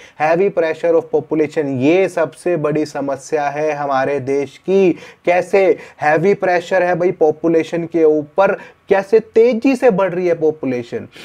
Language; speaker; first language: Hindi; native; Hindi